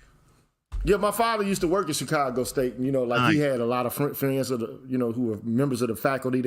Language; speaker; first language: English; native; English